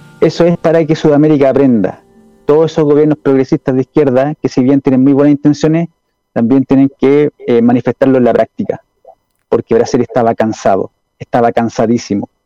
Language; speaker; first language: Spanish; native; Spanish